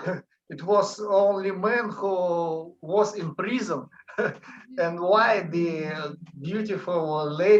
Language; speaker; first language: English; non-native, learner; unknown